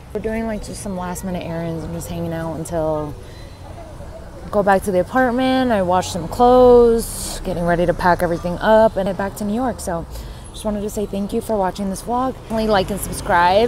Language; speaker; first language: English; early bilingual, other home language; Spanish